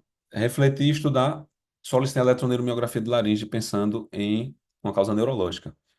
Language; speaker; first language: Portuguese; native; Portuguese